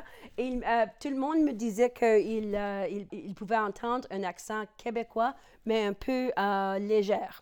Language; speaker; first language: French; non-native, local second language; English